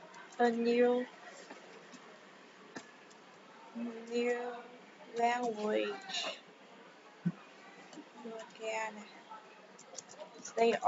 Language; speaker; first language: English; non-native, learner; Vietnamese